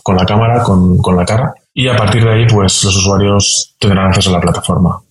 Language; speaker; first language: Spanish; native; Spanish